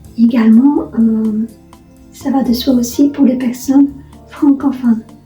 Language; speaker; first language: French; non-native, fluent; Polish